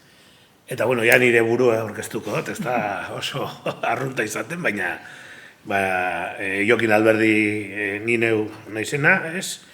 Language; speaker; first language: Basque; native; Basque